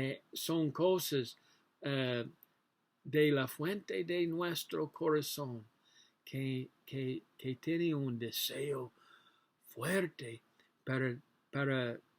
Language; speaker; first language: Spanish; non-native, learner; English